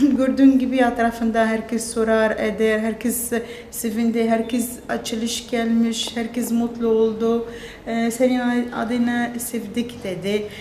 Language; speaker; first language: Turkish; non-native, learner; Arabic